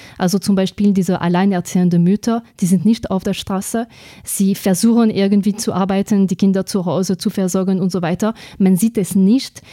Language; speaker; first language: German; non-native, fluent; French